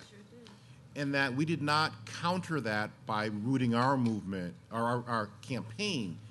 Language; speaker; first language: English; native; English